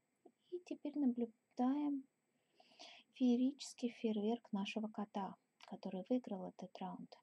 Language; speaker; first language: Russian; native; Russian